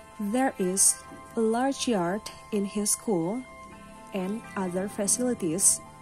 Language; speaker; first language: English; non-native, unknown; Indonesian